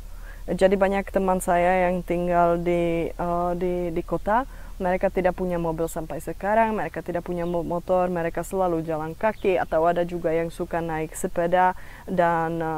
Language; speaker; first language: Indonesian; non-native, fluent; Czech